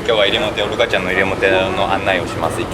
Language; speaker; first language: Japanese; native; Japanese